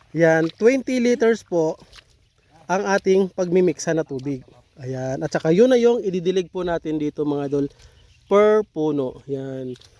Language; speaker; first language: Filipino; non-native, local second language; Hiligaynon